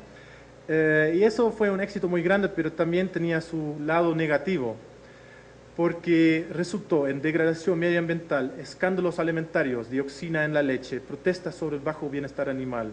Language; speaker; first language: Spanish; non-native, fluent; Dutch